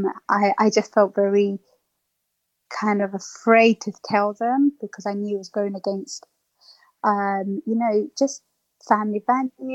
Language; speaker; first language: English; native; English